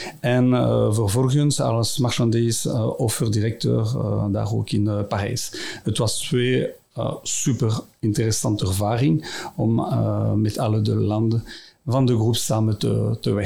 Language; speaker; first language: Dutch; non-native, local second language; French